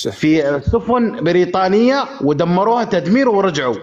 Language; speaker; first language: Arabic; native; Arabic